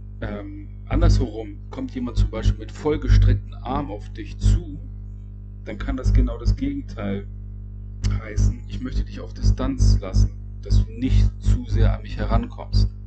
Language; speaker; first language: German; native; German